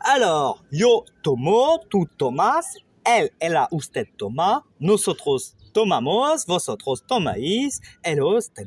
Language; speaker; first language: Spanish; non-native, learner; French